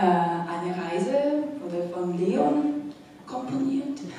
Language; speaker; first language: German; non-native, fluent; Korean